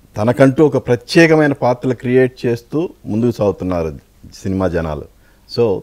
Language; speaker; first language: Telugu; native; Telugu